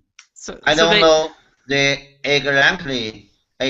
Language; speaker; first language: English; non-native, learner; Chinese